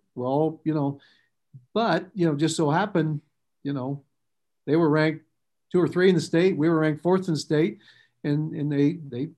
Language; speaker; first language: English; native; English